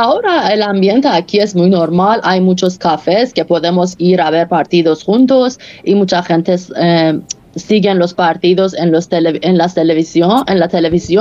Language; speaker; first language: Spanish; non-native, fluent; Persian